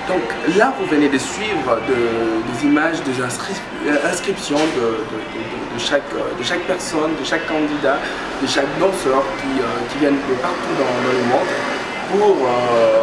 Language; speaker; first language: French; non-native, local second language; Luba-Lulua